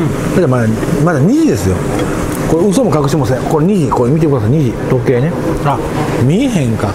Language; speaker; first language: Japanese; native; Japanese